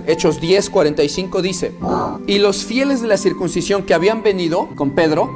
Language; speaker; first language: Spanish; native; Spanish